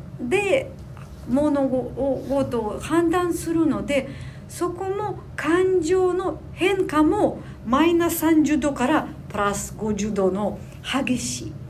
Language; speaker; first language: Japanese; non-native, fluent; Ukrainian